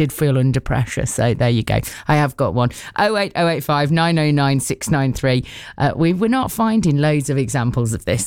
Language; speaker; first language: English; native; English